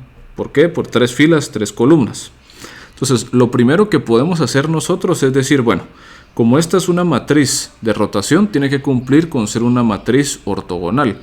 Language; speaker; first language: Spanish; native; Spanish